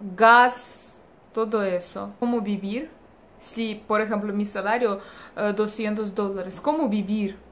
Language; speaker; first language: Spanish; non-native, fluent; Russian